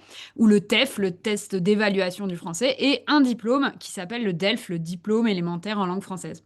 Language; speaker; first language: French; native; French